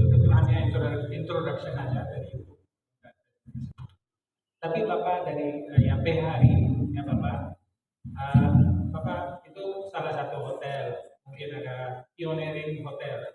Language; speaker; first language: Indonesian; non-native, fluent; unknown